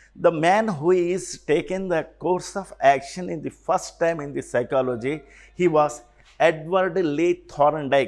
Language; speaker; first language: English; non-native, local second language; Telugu